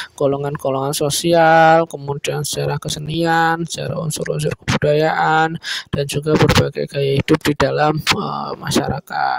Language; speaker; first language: Indonesian; native; Indonesian